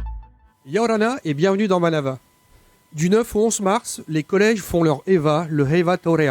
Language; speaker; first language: French; native; French